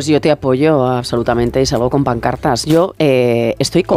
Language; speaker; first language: Spanish; native; Spanish